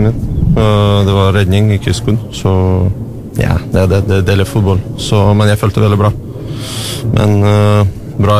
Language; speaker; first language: Norwegian; non-native, learner; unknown